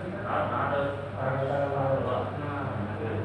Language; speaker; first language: Chinese; native; Chinese